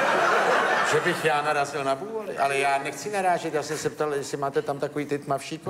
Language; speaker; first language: Czech; native; Czech